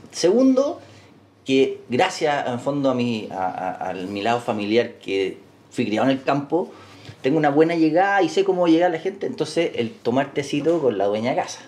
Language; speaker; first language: Spanish; native; Spanish